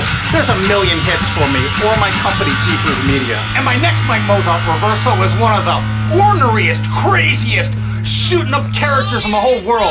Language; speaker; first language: English; native; English